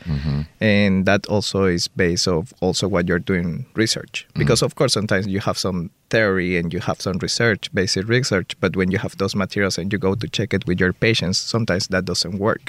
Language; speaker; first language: English; non-native, fluent; Spanish